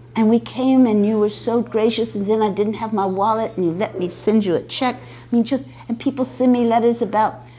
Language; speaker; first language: English; native; English